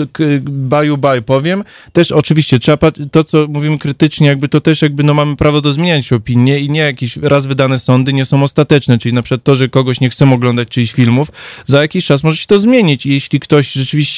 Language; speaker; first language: Polish; native; Polish